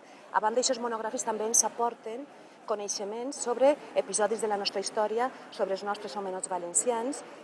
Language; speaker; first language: Catalan; native; Catalan